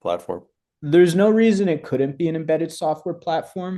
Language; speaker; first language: English; native; English